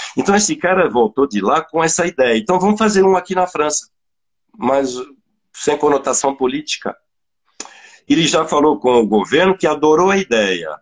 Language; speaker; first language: Portuguese; non-native, fluent; French